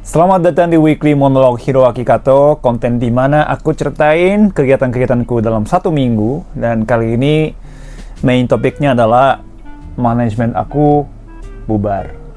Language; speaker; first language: Indonesian; non-native, fluent; Japanese